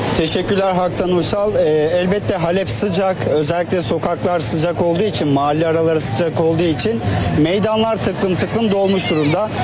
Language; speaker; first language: Turkish; native; Turkish